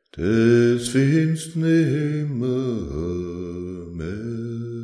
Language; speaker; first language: German; native; German